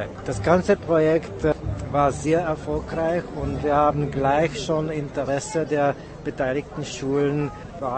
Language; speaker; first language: German; non-native, fluent; Czech